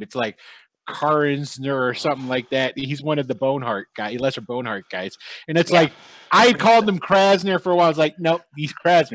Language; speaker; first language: English; native; English